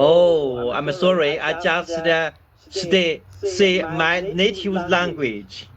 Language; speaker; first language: English; non-native, local second language; Bangla